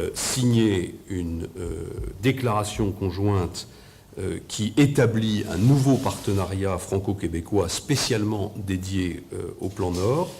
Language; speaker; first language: French; native; French